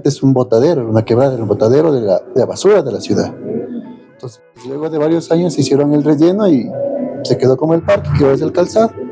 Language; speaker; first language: Spanish; native; Spanish